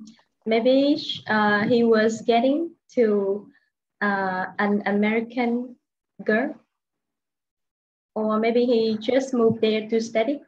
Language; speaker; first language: English; non-native, fluent; Vietnamese